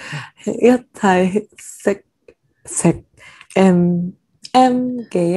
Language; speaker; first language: Cantonese; non-native, learner; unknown